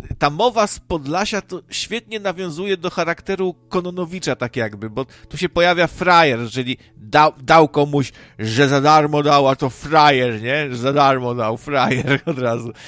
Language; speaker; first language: Polish; native; Polish